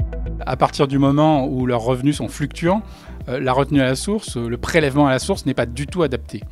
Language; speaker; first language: French; native; French